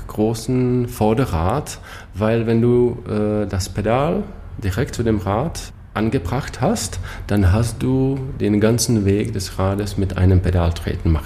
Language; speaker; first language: German; non-native, fluent; Czech